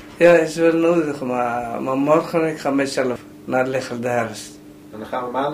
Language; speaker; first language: Dutch; non-native, learner; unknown